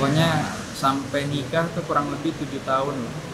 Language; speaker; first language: Indonesian; native; Indonesian